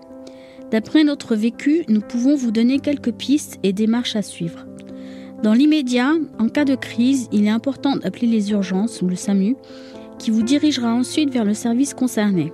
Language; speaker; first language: French; native; French